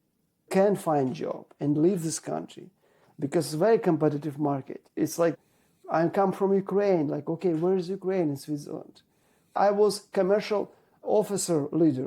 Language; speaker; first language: English; non-native, learner; Ukrainian